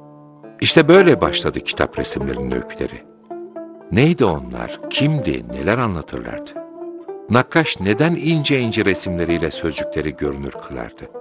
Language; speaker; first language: Turkish; native; Turkish